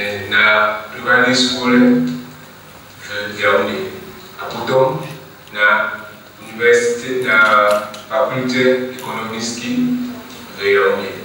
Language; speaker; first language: Czech; non-native, learner; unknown